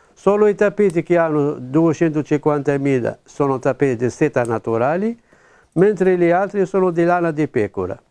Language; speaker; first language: Italian; non-native, local second language; Arabic